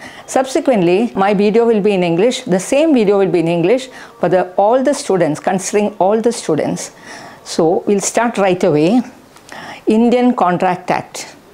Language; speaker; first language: English; non-native, local second language; Malayalam